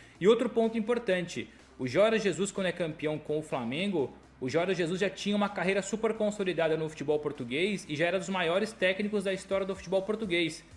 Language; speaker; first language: Portuguese; native; Portuguese